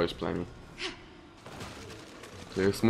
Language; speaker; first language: Polish; native; Polish